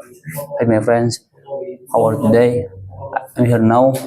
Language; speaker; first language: English; non-native, learner; Indonesian